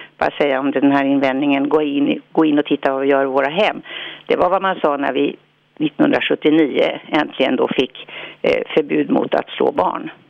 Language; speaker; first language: Swedish; native; Swedish